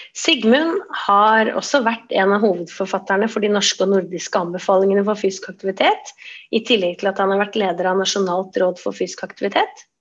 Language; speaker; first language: Norwegian; native; Norwegian